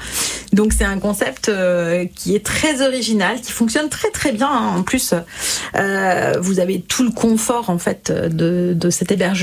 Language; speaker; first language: French; native; French